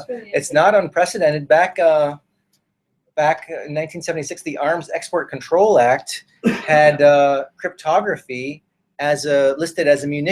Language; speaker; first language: English; native; English